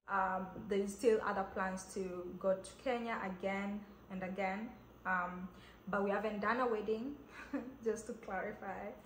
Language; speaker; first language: English; non-native, local second language; Kamba